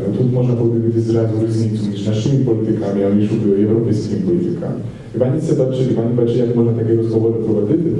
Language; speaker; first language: Ukrainian; non-native, learner; Polish